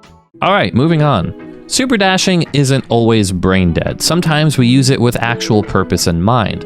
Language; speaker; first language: English; native; English